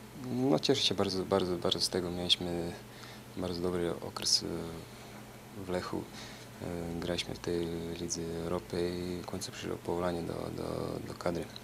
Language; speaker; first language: Polish; non-native, fluent; Serbian